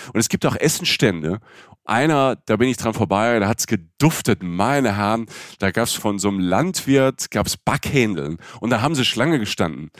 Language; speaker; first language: German; native; German